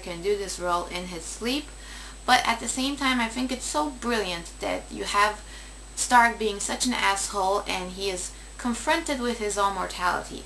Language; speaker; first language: English; native; English